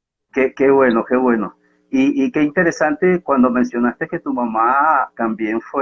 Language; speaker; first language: Spanish; native; Spanish